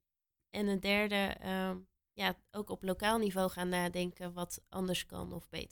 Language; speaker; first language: Dutch; native; Dutch